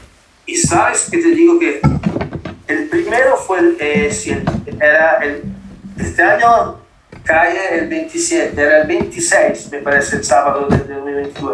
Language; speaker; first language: Spanish; non-native, learner; Italian